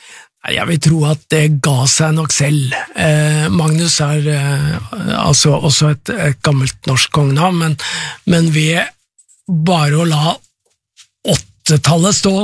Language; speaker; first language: Norwegian; native; Norwegian